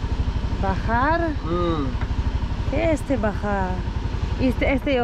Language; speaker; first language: Spanish; non-native, learner; Hebrew